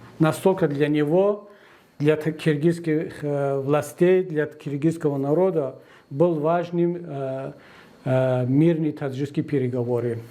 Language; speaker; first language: Russian; non-native, local second language; Tajik